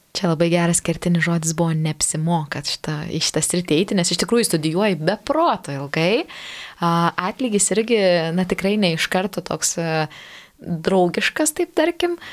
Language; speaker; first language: Lithuanian; native; Lithuanian